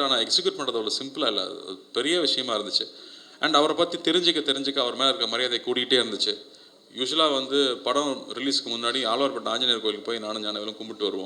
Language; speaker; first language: Tamil; native; Tamil